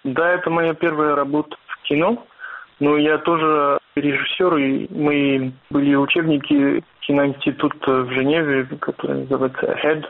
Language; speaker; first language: Russian; non-native, fluent; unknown